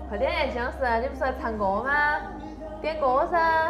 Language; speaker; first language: Chinese; native; Chinese